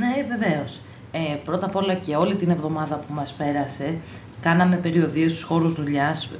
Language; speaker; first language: Greek; native; Greek